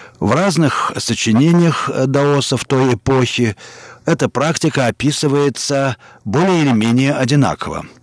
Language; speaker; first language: Russian; native; Russian